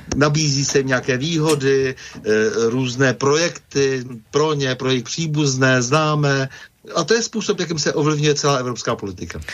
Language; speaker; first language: Czech; native; Czech